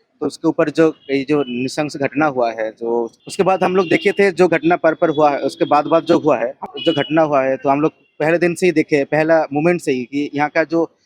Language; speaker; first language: Hindi; non-native, local second language; Bangla